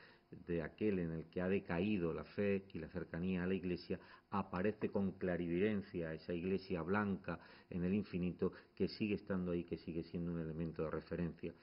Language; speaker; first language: Spanish; native; Spanish